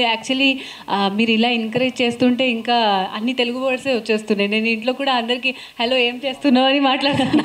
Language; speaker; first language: Telugu; non-native, fluent; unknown